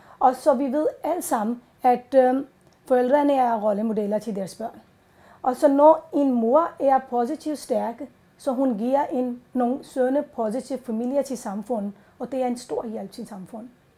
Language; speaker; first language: Danish; non-native, learner; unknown